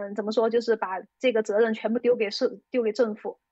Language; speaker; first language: Chinese; native; Chinese